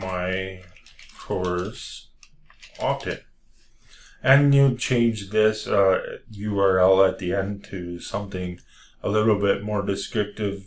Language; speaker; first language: English; native; English